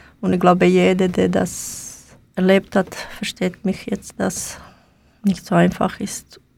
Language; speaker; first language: German; non-native, learner; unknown